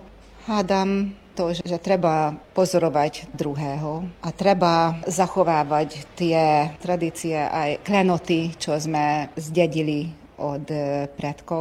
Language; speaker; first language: Slovak; early bilingual, heritage; Slovak